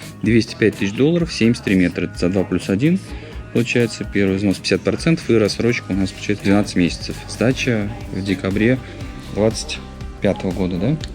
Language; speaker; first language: Russian; native; Russian